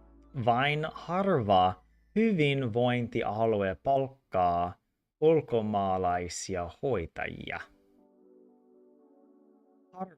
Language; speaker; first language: Finnish; non-native, learner; English